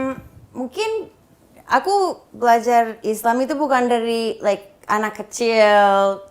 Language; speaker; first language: Indonesian; non-native, fluent; English